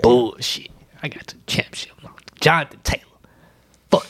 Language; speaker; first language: English; native; English